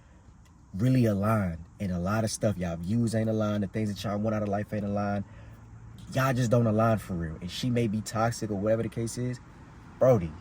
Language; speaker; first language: English; native; English